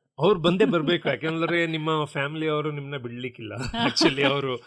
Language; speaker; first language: Kannada; non-native, local second language; Kodava